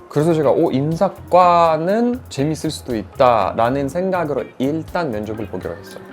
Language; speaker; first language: Korean; non-native, fluent; Russian